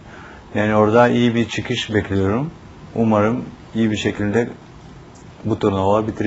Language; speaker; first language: Turkish; non-native, fluent; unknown